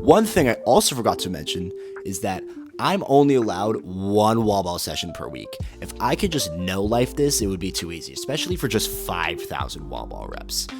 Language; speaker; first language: English; native; English